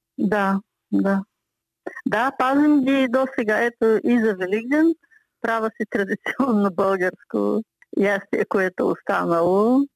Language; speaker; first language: Bulgarian; early bilingual, heritage; Bulgarian